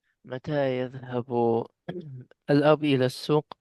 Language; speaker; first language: Arabic; non-native, learner; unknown